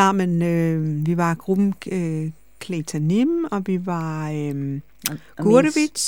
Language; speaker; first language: Danish; native; Danish